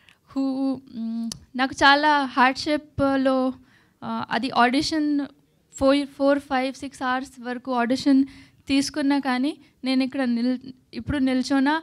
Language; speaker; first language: Telugu; non-native, learner; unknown